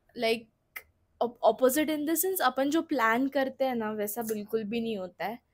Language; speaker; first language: Hindi; non-native, local second language; Marathi